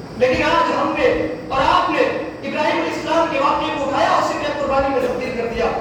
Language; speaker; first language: Urdu; native; Urdu